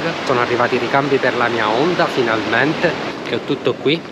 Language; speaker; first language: Italian; native; Italian